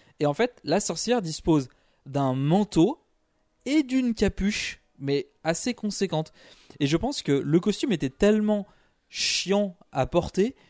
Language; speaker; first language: French; native; French